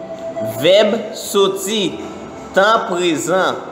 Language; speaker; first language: French; non-native, local second language; Haitian Creole